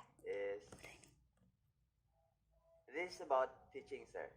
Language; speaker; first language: English; non-native, learner; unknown